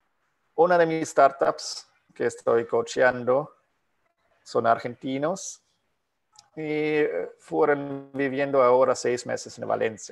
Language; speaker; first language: Spanish; non-native, fluent; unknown